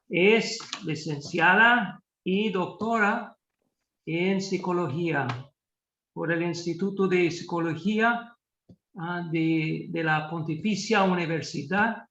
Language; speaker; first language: Spanish; non-native, fluent; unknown